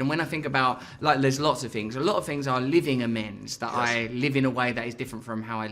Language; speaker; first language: English; native; English